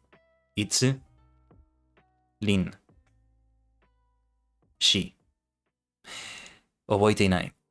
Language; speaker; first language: Japanese; non-native, learner; English